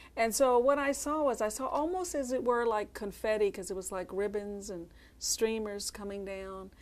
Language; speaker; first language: English; native; English